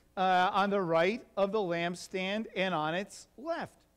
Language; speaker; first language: English; native; English